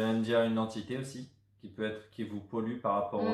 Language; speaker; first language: French; native; French